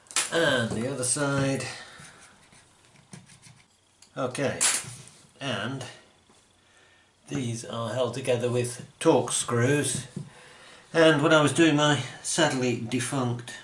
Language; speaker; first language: English; native; English